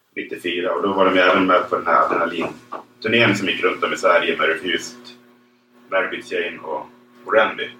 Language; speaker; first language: Swedish; native; Swedish